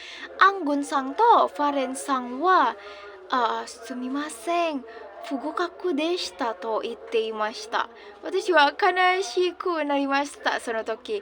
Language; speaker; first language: Japanese; non-native, learner; Indonesian